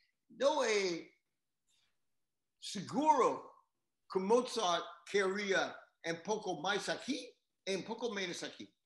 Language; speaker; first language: Portuguese; non-native, learner; English